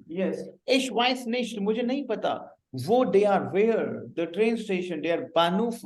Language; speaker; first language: German; non-native, fluent; Hindi